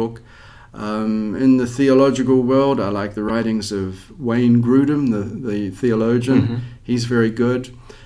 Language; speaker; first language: English; native; English